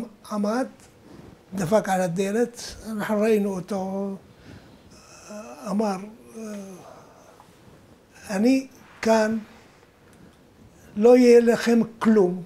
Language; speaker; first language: Hebrew; non-native, fluent; Arabic